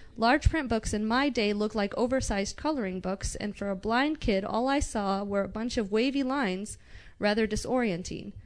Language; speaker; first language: English; non-native, local second language; Arabic